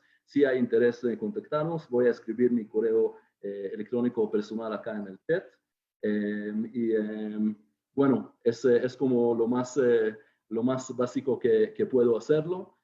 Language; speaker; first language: Spanish; non-native, fluent; Hebrew